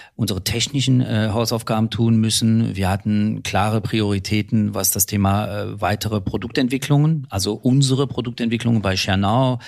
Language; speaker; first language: German; non-native, fluent; French